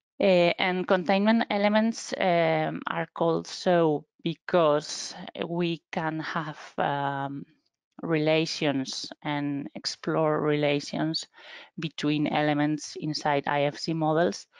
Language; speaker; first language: English; non-native, fluent; Spanish